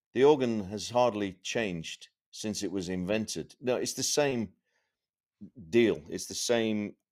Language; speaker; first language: English; native; English